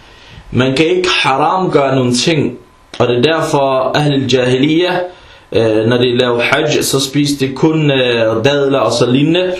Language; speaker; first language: Danish; early bilingual, other home language; Arabic